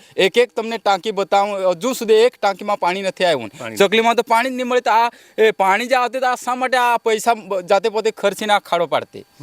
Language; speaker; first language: Gujarati; non-native, local second language; Kukna